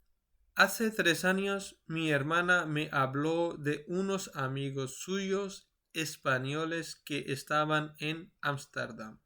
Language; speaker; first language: Spanish; non-native, fluent; Urdu